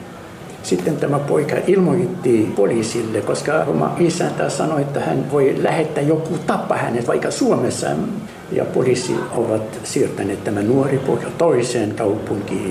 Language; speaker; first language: Finnish; non-native, fluent; Arabic